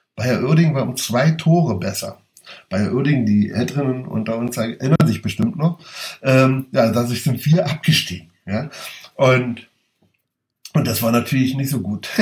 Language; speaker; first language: German; native; German